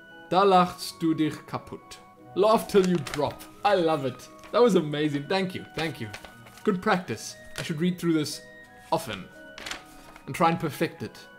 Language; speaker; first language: English; native; English